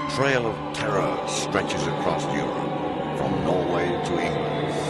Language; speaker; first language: Portuguese; native; Portuguese